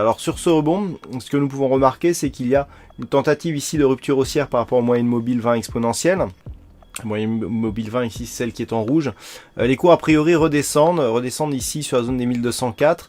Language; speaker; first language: French; native; French